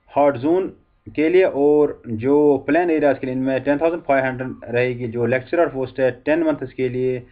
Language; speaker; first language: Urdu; non-native, local second language; Kashmiri